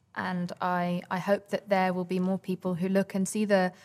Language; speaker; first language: English; native; English